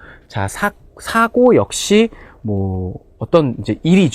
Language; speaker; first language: Korean; native; Korean